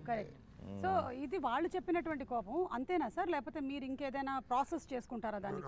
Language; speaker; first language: Telugu; native; Telugu